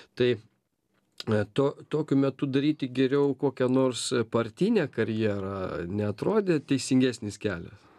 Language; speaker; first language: Lithuanian; native; Lithuanian